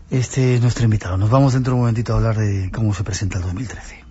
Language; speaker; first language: Spanish; native; Spanish